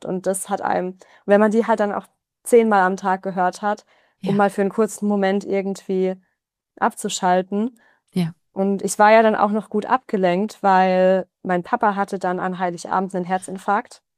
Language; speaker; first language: German; native; German